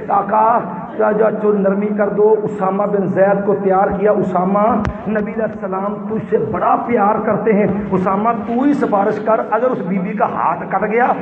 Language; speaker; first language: Urdu; non-native, local second language; Punjabi